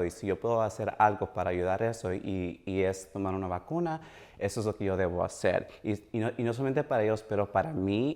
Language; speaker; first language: Spanish; early bilingual, heritage; Spanish